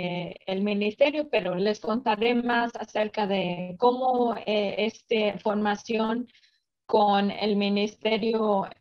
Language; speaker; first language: Spanish; early bilingual, other home language; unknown